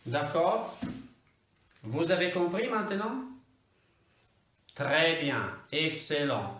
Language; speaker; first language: French; non-native, fluent; Italian